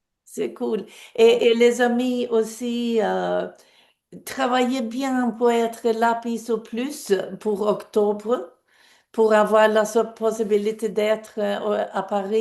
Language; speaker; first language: French; non-native, fluent; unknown